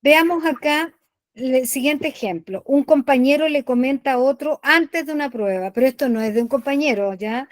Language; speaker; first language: Spanish; native; Spanish